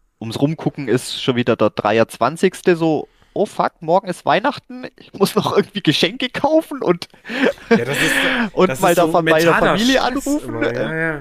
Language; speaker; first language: German; native; German